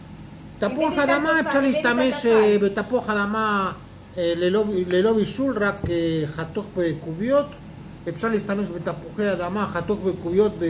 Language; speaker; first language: Hebrew; non-native, fluent; Spanish